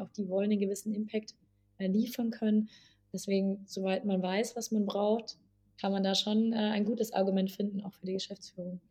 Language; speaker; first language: German; native; German